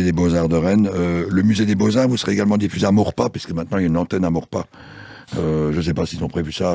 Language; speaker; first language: French; native; French